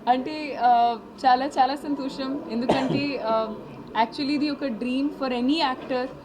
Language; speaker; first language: Telugu; non-native, fluent; Hindi